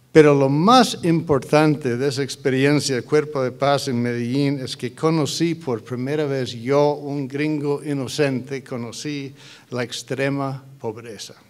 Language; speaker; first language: Spanish; non-native, fluent; English